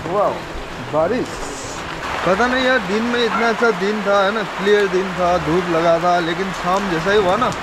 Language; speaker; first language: Hindi; non-native, local second language; Nepali